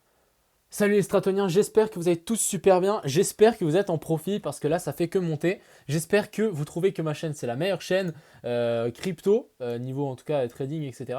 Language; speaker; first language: French; native; French